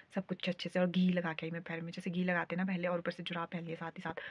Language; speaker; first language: Hindi; native; Hindi